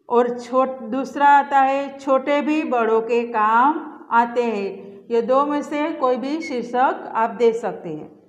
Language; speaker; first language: Hindi; non-native, local second language; Gujarati